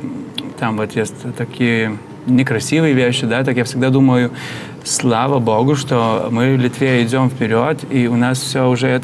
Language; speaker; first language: Russian; non-native, fluent; Lithuanian